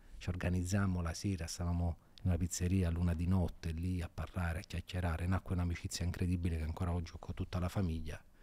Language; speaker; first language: Italian; native; Italian